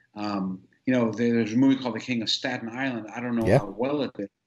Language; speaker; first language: English; native; English